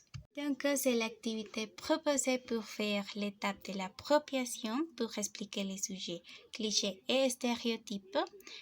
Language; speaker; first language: French; non-native, fluent; Spanish